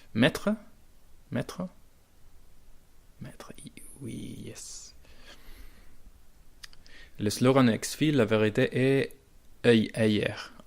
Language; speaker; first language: French; non-native, learner; Spanish